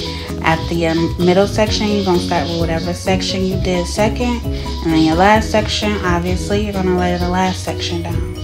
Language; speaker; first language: English; native; English